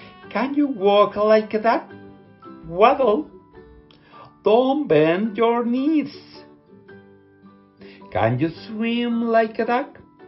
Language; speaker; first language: English; non-native, fluent; Spanish